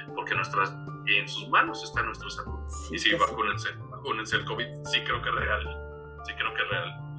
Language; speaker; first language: Spanish; native; Spanish